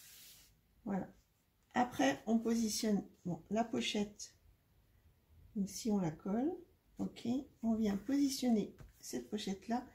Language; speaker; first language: French; native; French